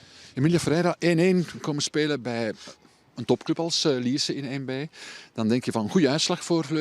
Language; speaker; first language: Dutch; native; Dutch